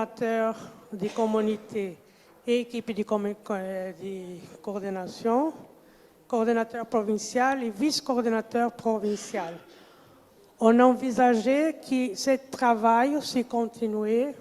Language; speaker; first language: French; non-native, fluent; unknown